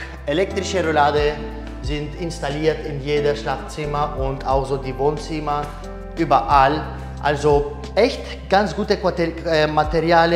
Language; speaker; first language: German; non-native, learner; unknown